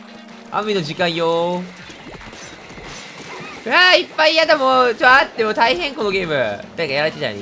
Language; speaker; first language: Japanese; native; Japanese